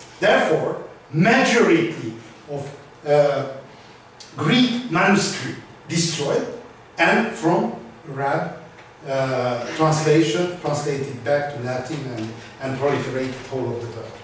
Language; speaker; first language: English; non-native, learner; Hungarian